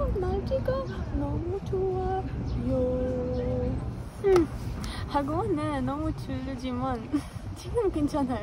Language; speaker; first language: Korean; non-native, learner; Ukrainian